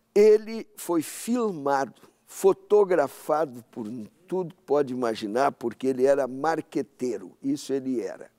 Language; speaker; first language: Portuguese; native; Portuguese